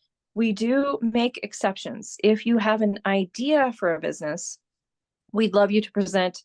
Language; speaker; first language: English; native; English